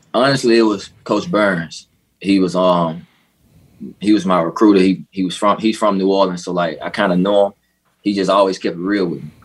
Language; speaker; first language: English; native; English